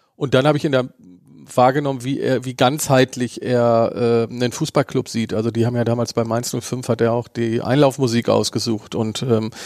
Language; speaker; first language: German; native; German